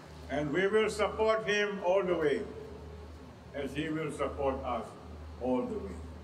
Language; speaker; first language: English; non-native, local second language; Malay